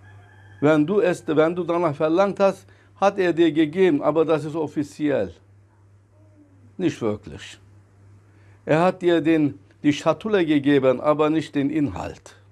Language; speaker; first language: German; non-native, fluent; Turkish